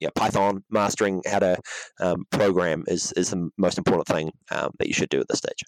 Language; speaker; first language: English; native; English